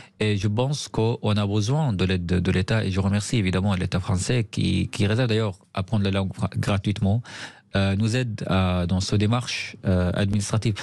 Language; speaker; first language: French; non-native, fluent; Arabic